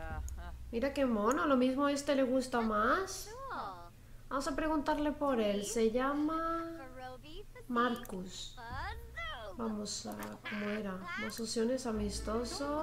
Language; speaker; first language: Spanish; native; Spanish